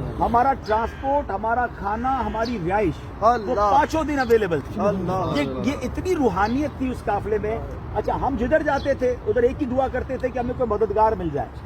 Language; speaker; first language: Urdu; native; Urdu